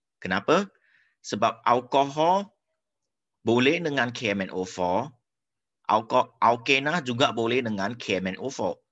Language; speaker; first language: Malay; non-native, local second language; Chinese